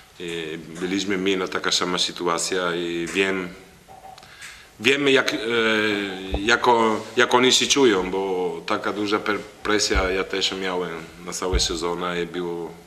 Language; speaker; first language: Polish; non-native, learner; Italian